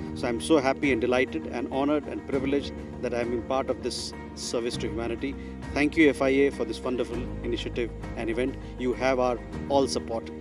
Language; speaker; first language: English; native; English